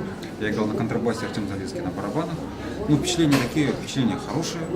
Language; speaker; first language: Russian; native; Russian